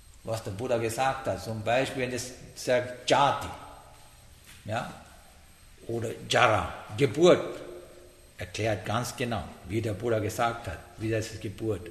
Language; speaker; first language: German; non-native, learner; Sinhala